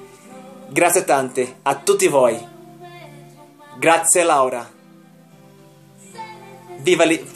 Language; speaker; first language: Italian; non-native, learner; Portuguese